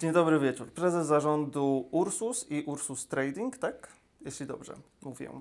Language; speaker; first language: Polish; native; Polish